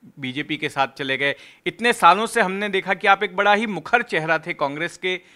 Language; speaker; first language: Hindi; native; Hindi